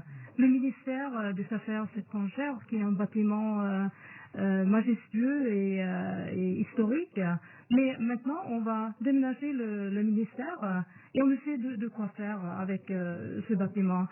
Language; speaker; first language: French; non-native, fluent; Norwegian